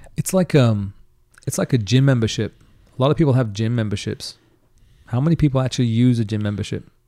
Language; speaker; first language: English; native; English